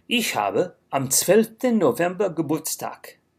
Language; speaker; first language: German; non-native, fluent; English